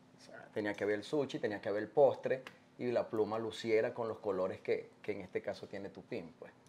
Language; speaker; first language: Spanish; native; Spanish